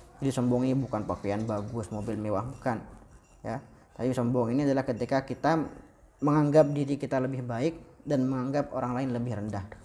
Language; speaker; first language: Indonesian; non-native, local second language; Madurese